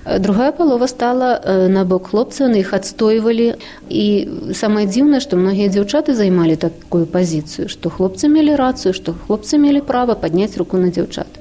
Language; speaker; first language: Belarusian; non-native, local second language; Russian